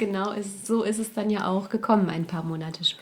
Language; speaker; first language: German; native; German